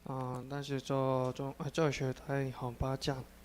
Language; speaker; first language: Chinese; non-native, learner; Korean